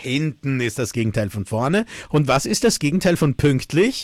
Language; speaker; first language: German; native; German